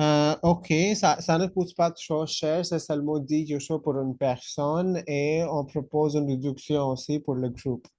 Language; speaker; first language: French; non-native, fluent; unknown